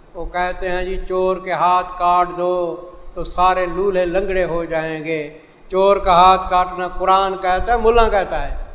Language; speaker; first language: Urdu; non-native, local second language; Saraiki